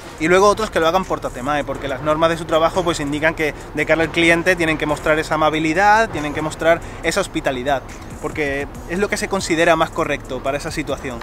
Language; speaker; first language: Spanish; native; Spanish